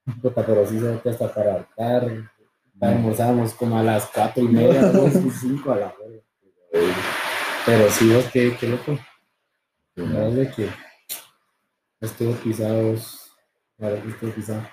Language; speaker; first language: Spanish; native; Spanish